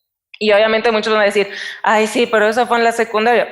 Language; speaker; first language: Spanish; native; Spanish